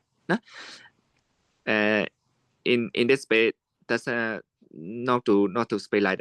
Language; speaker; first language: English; non-native, learner; Shan